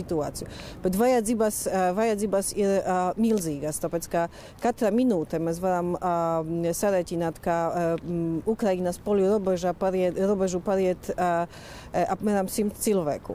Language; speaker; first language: Latvian; non-native, fluent; Polish